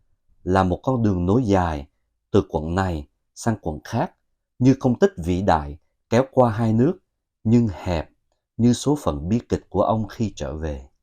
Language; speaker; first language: Vietnamese; native; Vietnamese